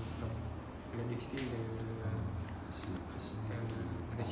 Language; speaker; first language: French; non-native, learner; Khmer